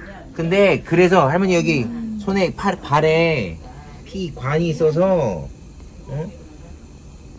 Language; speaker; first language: Korean; non-native, fluent; Vietnamese